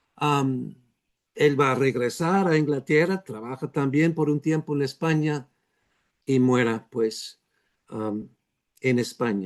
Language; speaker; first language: Spanish; non-native, fluent; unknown